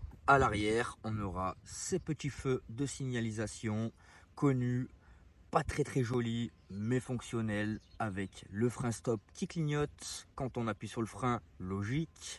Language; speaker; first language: French; native; French